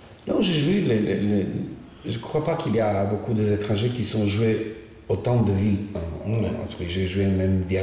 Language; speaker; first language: French; non-native, fluent; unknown